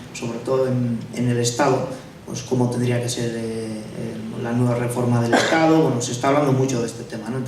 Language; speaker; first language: Spanish; non-native, local second language; Basque